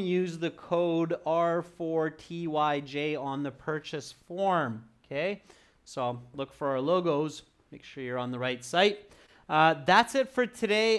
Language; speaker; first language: English; native; English